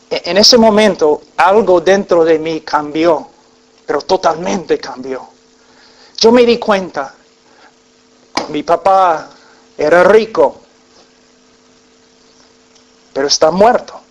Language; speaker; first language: Spanish; non-native, fluent; English